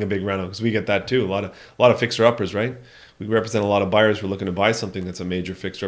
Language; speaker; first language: English; native; English